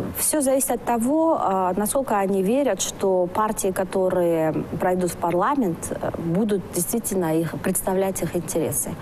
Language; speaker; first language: Russian; non-native, local second language; Kyrgyz